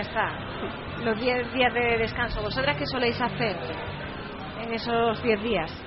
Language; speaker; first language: Spanish; native; Spanish